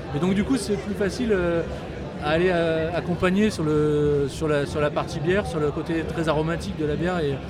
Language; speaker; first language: French; native; French